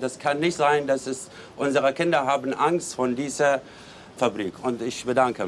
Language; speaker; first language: German; non-native, learner; Arabic